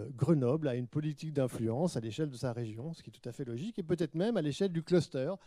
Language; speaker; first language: French; native; French